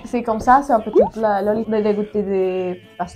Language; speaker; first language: French; non-native, learner; Spanish